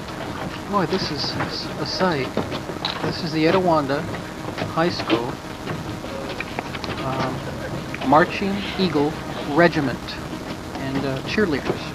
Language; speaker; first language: English; native; English